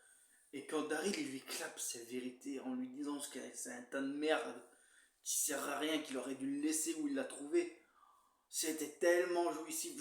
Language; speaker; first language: French; native; French